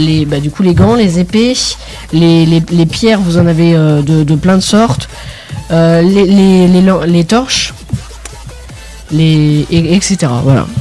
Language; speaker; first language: French; native; French